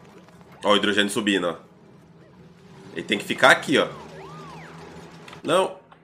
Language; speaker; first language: Portuguese; native; Portuguese